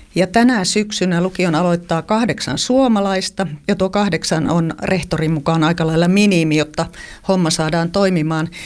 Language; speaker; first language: Finnish; native; Finnish